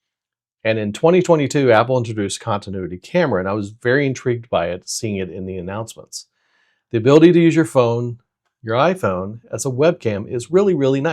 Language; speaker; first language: English; native; English